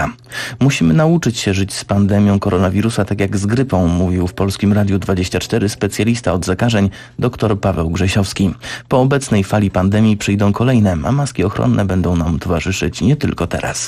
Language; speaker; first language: Polish; native; Polish